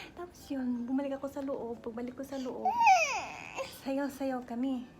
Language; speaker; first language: Filipino; non-native, local second language; Cebuano